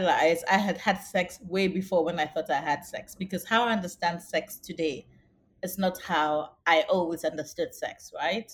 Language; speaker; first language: English; non-native, local second language; Akan